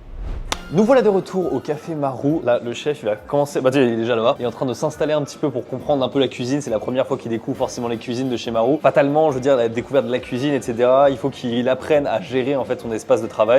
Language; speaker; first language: French; native; French